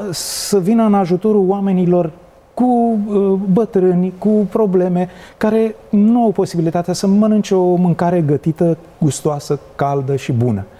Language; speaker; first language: Romanian; native; Romanian